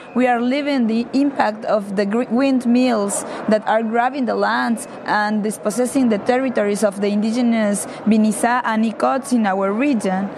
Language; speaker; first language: English; non-native, learner; Spanish